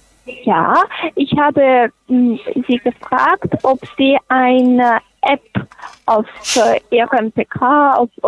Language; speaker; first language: German; non-native, fluent; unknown